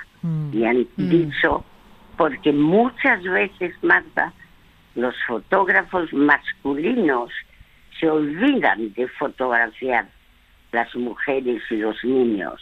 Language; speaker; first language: Spanish; early bilingual, other home language; French